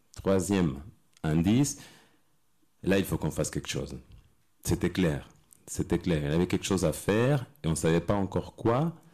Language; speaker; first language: French; non-native, fluent; Spanish